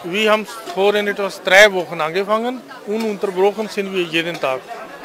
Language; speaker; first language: German; non-native, fluent; Punjabi